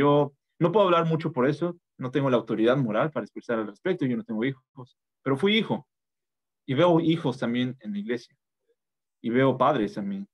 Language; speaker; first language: Spanish; native; Spanish